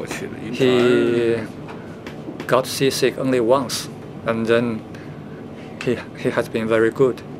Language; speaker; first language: English; non-native, fluent; Chinese